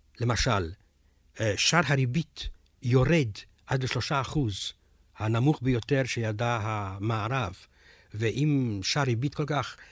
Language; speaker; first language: Hebrew; non-native, fluent; Romanian